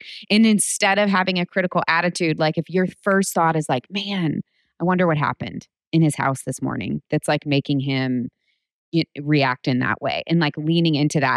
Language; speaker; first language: English; native; English